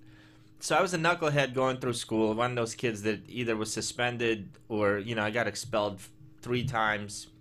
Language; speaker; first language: English; early bilingual, other home language; Russian